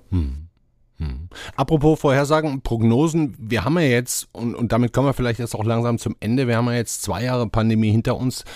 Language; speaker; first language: German; native; German